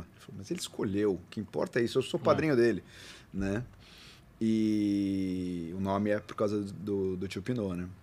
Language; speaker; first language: Portuguese; native; Portuguese